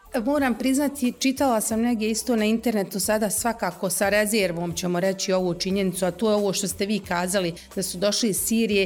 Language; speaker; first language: Serbian; native; Serbian